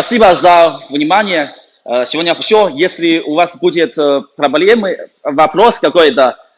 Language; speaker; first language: Russian; non-native, learner; Chinese